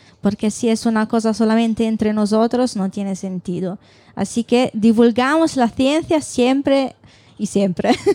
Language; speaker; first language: Spanish; non-native, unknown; Italian